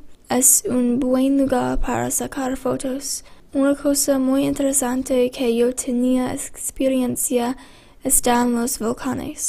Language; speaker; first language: Spanish; non-native, learner; English